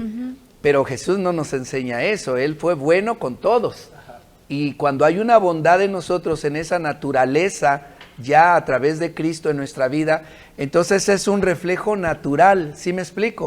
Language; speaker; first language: Spanish; native; Spanish